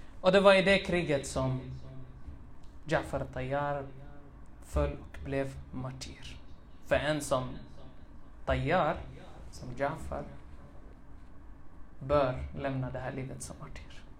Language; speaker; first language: Swedish; early bilingual, other home language; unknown